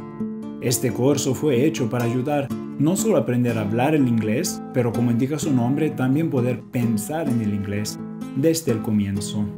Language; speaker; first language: Spanish; non-native, fluent; Portuguese